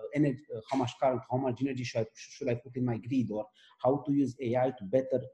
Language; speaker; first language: English; non-native, fluent; Romanian